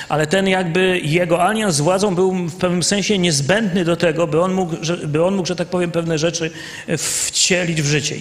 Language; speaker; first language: Polish; native; Polish